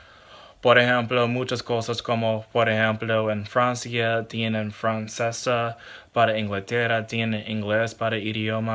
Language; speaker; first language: Spanish; non-native, learner; English